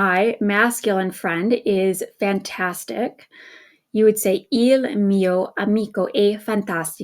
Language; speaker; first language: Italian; non-native, fluent; English